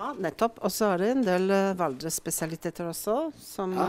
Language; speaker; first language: Norwegian; native; Norwegian